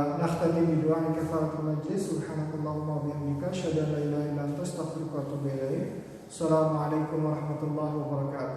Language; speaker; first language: Arabic; non-native, fluent; Indonesian